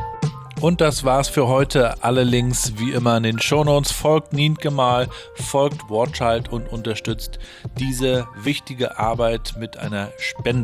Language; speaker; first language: German; native; German